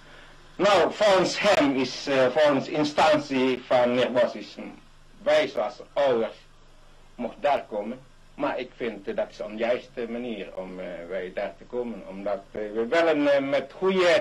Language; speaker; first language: Dutch; non-native, local second language; Malay